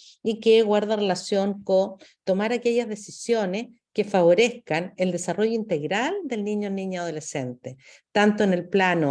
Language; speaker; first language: Spanish; native; Spanish